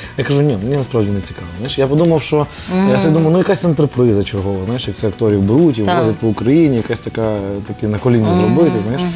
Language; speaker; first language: Ukrainian; native; Ukrainian